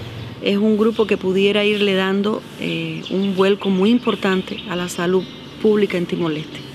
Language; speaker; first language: Spanish; native; Spanish